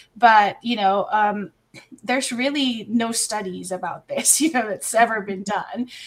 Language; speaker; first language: English; non-native, local second language; Filipino